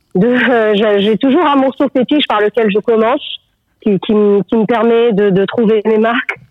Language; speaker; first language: French; non-native, local second language; Arabic